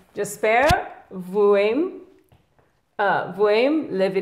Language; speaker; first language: French; non-native, learner; English